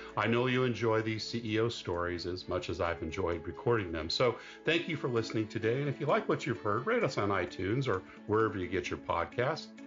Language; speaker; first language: English; native; English